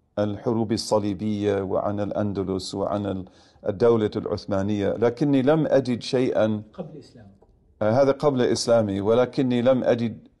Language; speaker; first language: Arabic; non-native, fluent; English